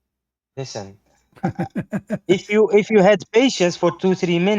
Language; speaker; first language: English; non-native, learner; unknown